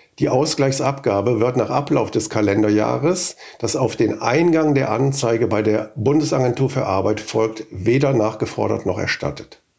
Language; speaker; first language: German; native; German